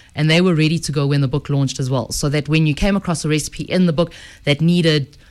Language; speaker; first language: English; native; English